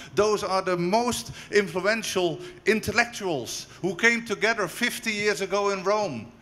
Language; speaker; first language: English; non-native, fluent; Dutch